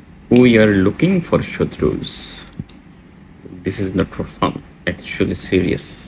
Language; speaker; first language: English; non-native, local second language; Bangla